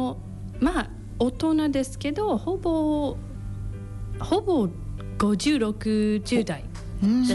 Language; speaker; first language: Japanese; non-native, learner; English